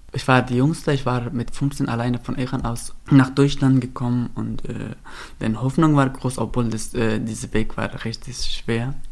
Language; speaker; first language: German; non-native, fluent; Persian